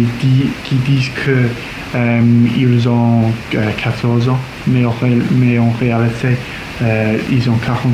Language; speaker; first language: French; non-native, learner; English